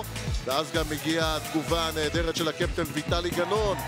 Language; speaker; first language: Hebrew; native; Hebrew